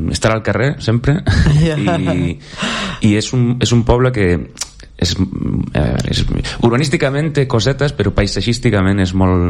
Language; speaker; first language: Catalan; native; Catalan